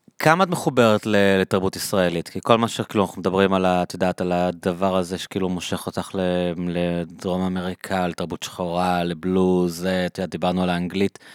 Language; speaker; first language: Hebrew; native; Hebrew